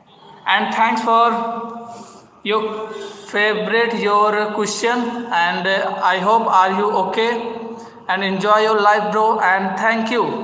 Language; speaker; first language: English; non-native, learner; Hindi